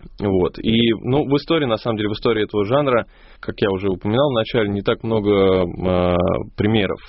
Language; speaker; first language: Russian; native; Russian